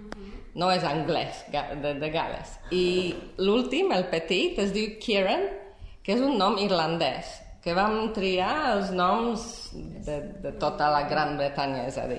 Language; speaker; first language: Catalan; non-native, fluent; Polish